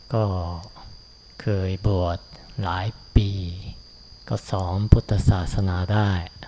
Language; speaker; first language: Thai; non-native, fluent; Japanese